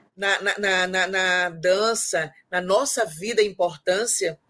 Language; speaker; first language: Portuguese; native; Portuguese